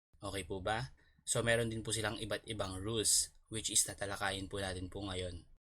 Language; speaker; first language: Filipino; native; Filipino